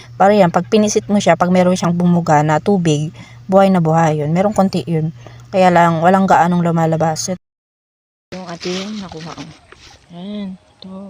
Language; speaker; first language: Filipino; non-native, local second language; Iloko